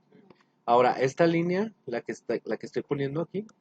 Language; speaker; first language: Spanish; native; Spanish